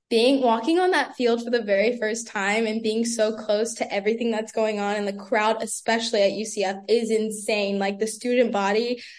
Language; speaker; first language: English; native; English